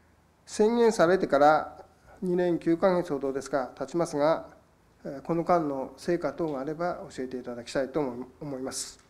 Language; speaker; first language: Japanese; native; Japanese